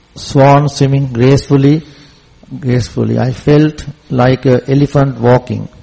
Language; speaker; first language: English; non-native, local second language; Sinhala